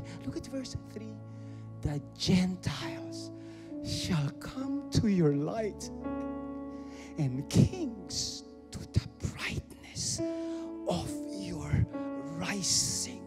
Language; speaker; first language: English; non-native, local second language; Filipino